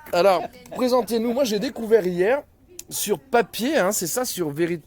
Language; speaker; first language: French; native; French